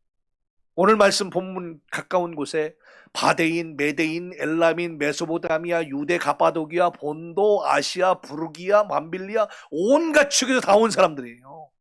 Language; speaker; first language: Korean; native; Korean